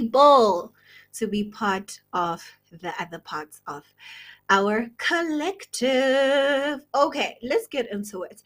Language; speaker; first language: English; non-native, local second language; Zulu